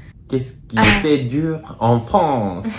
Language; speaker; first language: French; non-native, learner; Korean